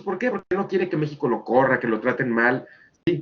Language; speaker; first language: Spanish; native; Spanish